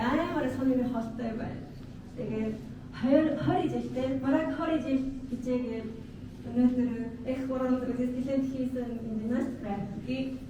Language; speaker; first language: Mongolian; non-native, learner; Japanese